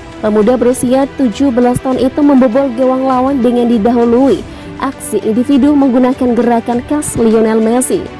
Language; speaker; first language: Indonesian; native; Indonesian